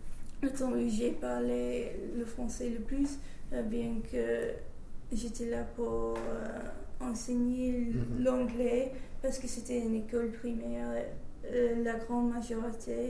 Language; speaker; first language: French; non-native, fluent; English